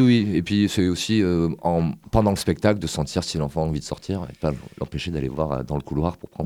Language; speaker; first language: French; native; French